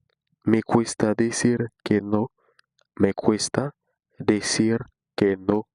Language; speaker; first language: Spanish; non-native, fluent; Haitian Creole